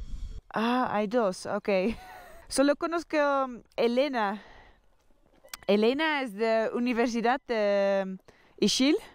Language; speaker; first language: Spanish; non-native, learner; Dutch